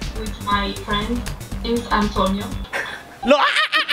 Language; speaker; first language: English; non-native, learner; Italian